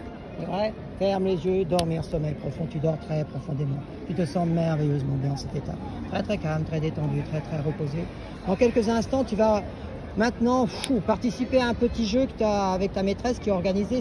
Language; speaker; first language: French; native; French